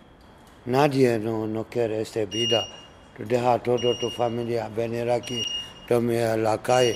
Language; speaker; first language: Spanish; non-native, learner; Arabic